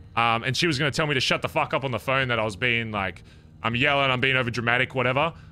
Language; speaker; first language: English; native; English